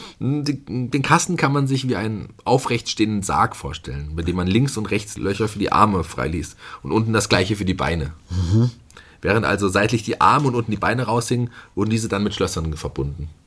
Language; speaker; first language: German; native; German